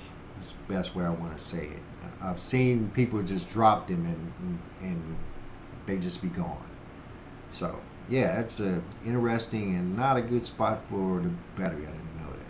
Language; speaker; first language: English; native; English